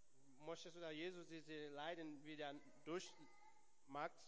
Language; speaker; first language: German; non-native, learner; English